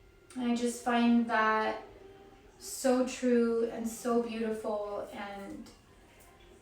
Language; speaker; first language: English; native; English